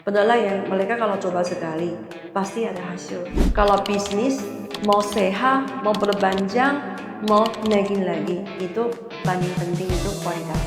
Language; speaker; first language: Indonesian; non-native, learner; Chinese